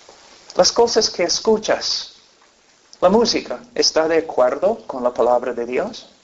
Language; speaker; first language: Spanish; non-native, fluent; English